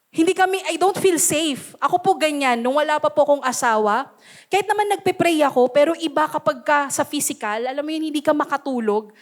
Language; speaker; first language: Filipino; native; Filipino